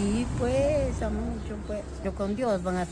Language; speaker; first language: Spanish; native; Spanish